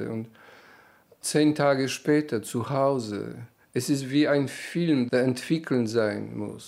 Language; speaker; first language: German; non-native, fluent; Polish